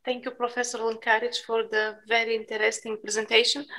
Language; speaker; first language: English; non-native, fluent; Bulgarian